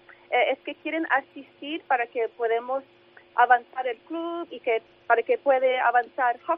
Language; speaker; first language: Spanish; early bilingual, heritage; English